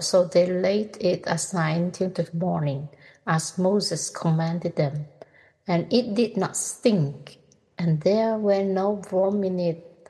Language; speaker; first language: English; non-native, learner; Chinese